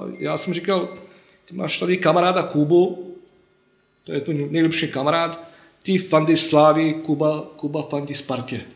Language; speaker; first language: Czech; non-native, fluent; Bosnian